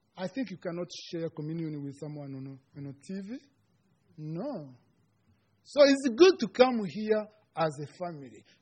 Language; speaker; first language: English; non-native, local second language; Kinyarwanda